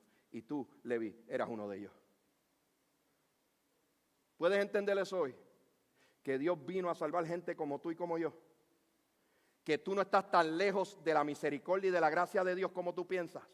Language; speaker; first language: Spanish; native; Spanish